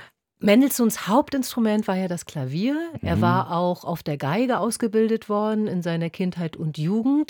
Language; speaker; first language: German; native; German